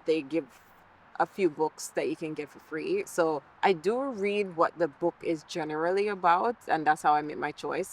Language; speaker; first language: English; native; English